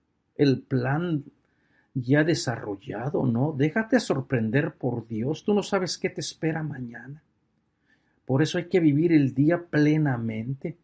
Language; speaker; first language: Spanish; native; Spanish